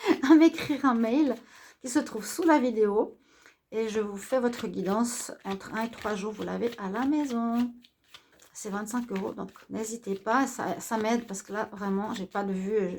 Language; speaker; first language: French; native; French